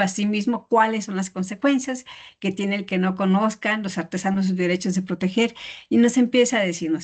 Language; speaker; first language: Spanish; native; Spanish